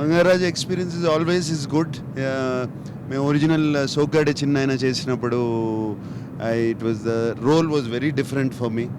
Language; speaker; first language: Telugu; native; Telugu